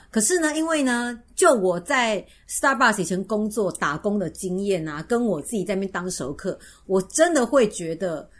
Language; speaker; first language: Chinese; native; Chinese